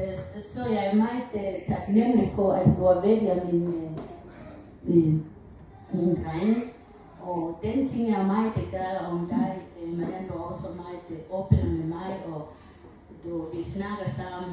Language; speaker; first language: Danish; non-native, learner; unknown